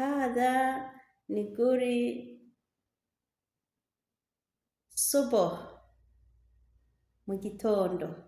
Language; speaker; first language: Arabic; non-native, learner; Rundi